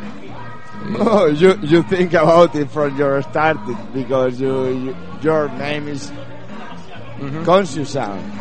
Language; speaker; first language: English; non-native, learner; Spanish